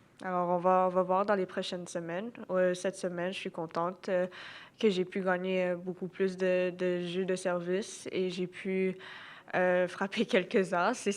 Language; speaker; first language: French; non-native, local second language; English